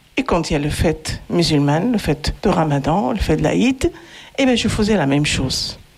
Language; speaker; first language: French; non-native, local second language; Arabic